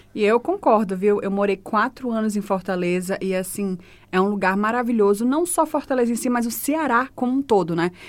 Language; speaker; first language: Portuguese; native; Portuguese